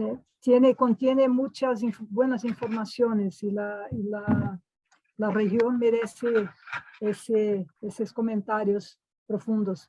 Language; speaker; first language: Spanish; non-native, fluent; Portuguese